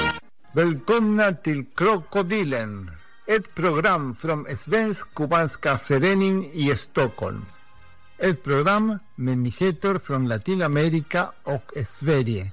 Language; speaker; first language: Swedish; non-native, fluent; Spanish